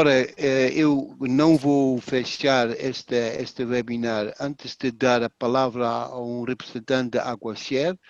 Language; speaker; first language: Portuguese; non-native, fluent; Dutch